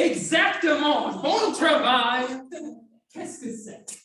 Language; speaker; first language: French; non-native, fluent; English